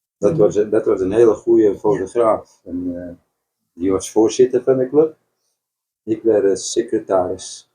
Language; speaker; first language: Dutch; native; Dutch